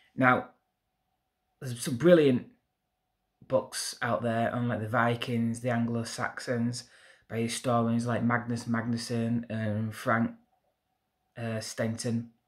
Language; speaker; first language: English; native; English